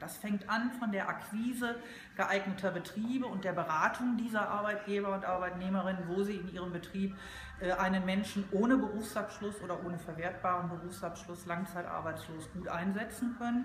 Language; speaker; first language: German; native; German